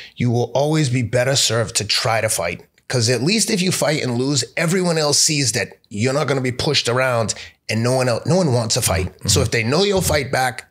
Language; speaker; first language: English; native; English